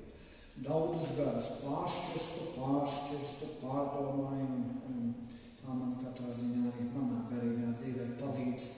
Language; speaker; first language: Latvian; native; Latvian